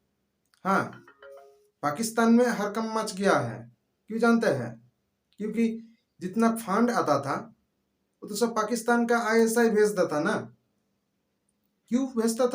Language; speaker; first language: Hindi; non-native, local second language; Bangla